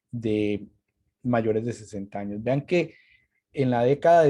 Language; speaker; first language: Spanish; native; Spanish